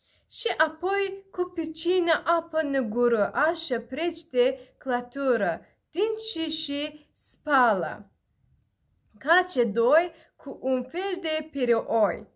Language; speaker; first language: Romanian; non-native, learner; Azerbaijani